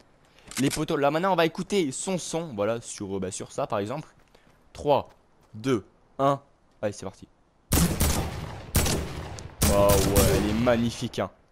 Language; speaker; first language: French; native; French